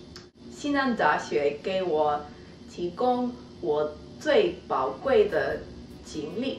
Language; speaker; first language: Chinese; non-native, learner; English